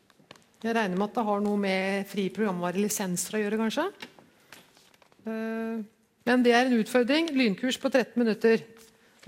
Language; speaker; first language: Norwegian; native; Norwegian